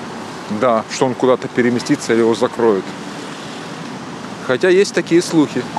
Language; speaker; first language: Russian; native; Russian